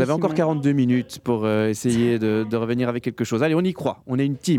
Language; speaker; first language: French; native; French